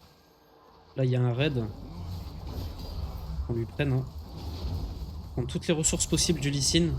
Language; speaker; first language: French; native; French